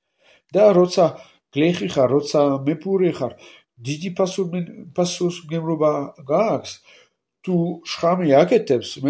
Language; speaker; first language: Georgian; non-native, learner; French